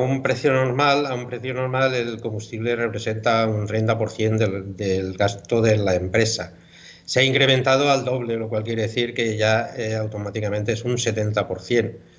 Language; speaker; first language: Spanish; native; Spanish